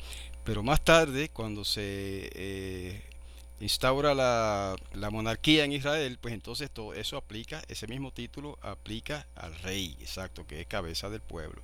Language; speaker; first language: Spanish; native; Spanish